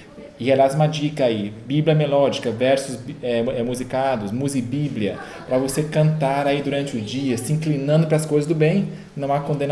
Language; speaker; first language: Portuguese; native; Portuguese